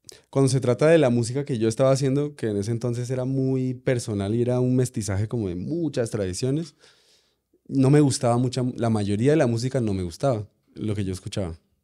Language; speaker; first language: Spanish; early bilingual, other home language; English